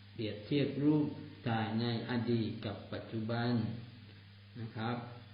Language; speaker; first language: Thai; non-native, local second language; Malay